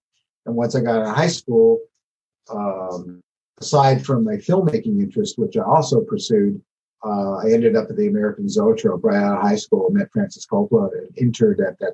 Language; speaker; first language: English; native; English